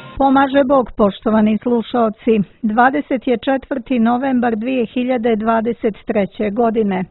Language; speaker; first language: Serbian; native; Serbian